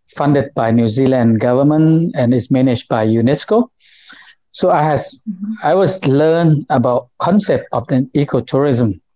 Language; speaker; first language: English; non-native, learner; Lao